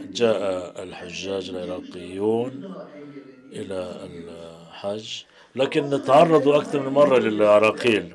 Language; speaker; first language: Arabic; non-native, fluent; Turkish